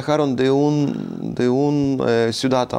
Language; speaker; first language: Spanish; non-native, fluent; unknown